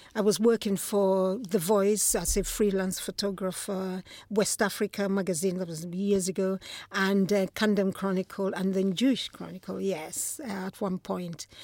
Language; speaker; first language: English; non-native, local second language; Igbo